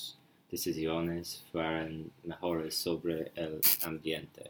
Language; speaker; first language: Spanish; non-native, learner; English